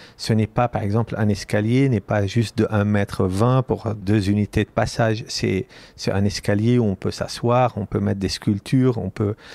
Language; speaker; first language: French; non-native, local second language; Arabic